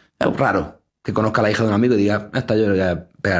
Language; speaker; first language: Spanish; native; Spanish